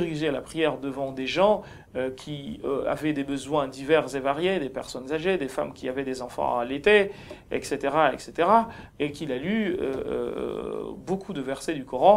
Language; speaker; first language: French; non-native, local second language; Ngazidja Comorian